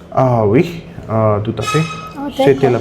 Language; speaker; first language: French; non-native, fluent; Hindi